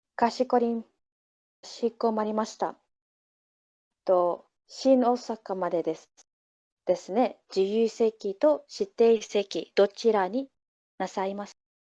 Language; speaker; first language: Japanese; non-native, learner; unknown